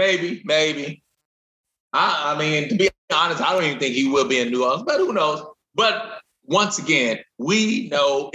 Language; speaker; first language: English; native; English